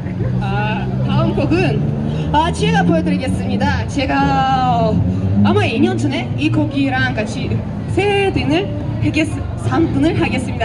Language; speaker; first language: Korean; non-native, fluent; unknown